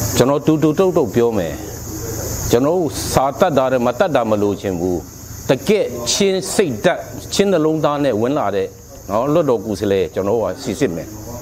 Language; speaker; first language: Burmese; non-native, local second language; Hakha Chin